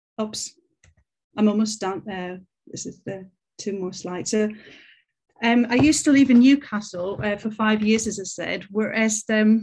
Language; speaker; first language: English; non-native, fluent; Greek